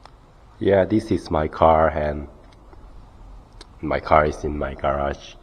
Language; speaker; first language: English; non-native, learner; Korean